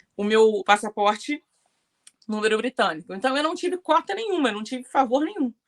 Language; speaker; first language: Portuguese; native; Portuguese